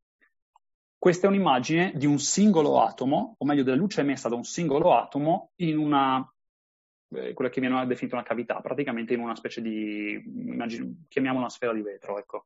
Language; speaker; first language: Italian; native; Italian